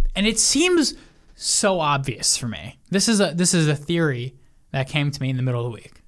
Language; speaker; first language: English; early bilingual, other home language; Italian